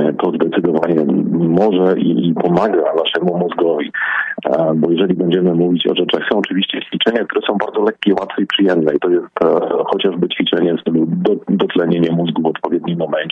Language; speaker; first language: Polish; native; Polish